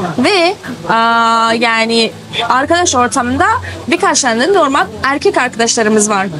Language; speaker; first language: Turkish; early bilingual, heritage; Turkish